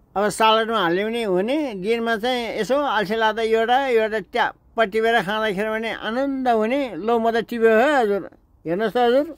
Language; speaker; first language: Nepali; non-native, local second language; Gurung